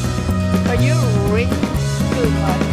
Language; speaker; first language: English; non-native, learner; Vietnamese